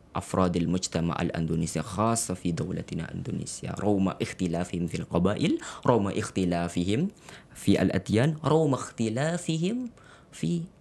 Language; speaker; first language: Arabic; non-native, fluent; Indonesian